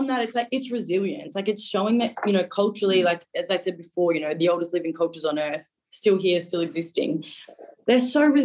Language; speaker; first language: English; native; English